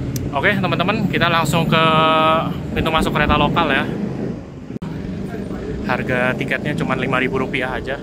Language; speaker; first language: Indonesian; native; Indonesian